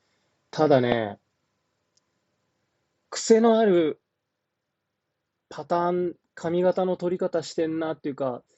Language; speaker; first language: Japanese; native; Japanese